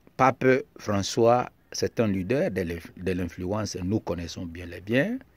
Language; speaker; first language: French; non-native, local second language; Lingala